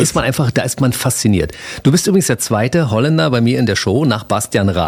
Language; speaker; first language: German; native; German